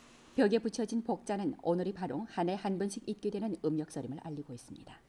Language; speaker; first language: Korean; native; Korean